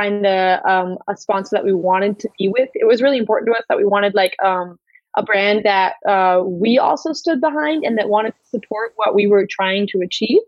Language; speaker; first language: English; native; English